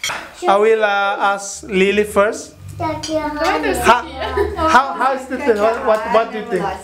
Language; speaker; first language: English; non-native, fluent; Indonesian